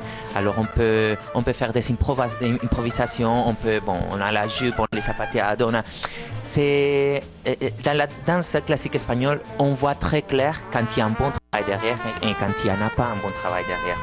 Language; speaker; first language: French; non-native, fluent; Spanish